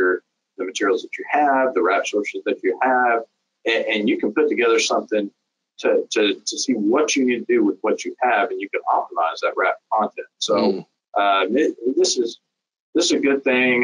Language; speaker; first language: English; native; English